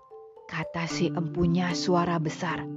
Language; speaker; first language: Indonesian; native; Indonesian